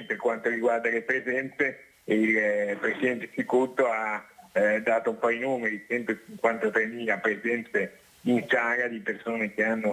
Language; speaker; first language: Italian; native; Italian